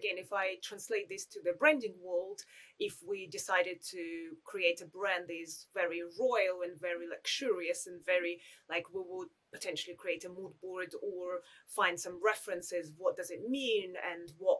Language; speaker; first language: English; non-native, fluent; Russian